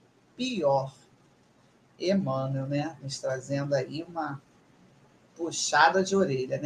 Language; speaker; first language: Portuguese; native; Portuguese